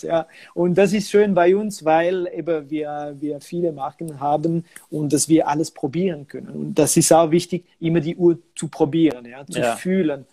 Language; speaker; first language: German; non-native, local second language; French